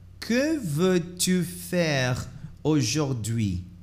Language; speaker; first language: French; non-native, fluent; Portuguese